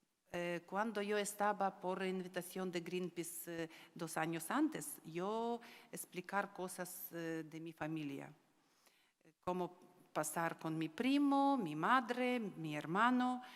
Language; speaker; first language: Spanish; non-native, learner; Ukrainian